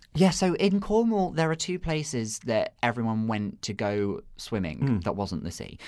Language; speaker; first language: English; native; English